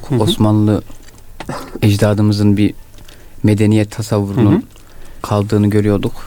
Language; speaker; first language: Turkish; native; Turkish